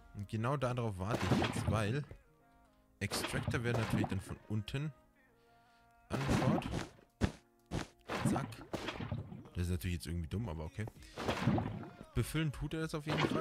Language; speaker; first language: German; native; German